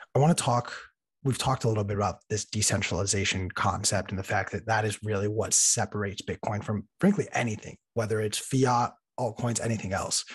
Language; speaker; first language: English; native; English